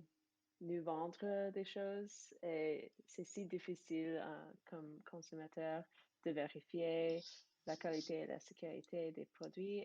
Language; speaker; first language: French; non-native, fluent; English